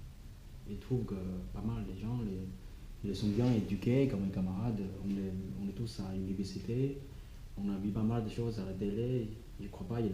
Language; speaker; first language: French; non-native, learner; Chinese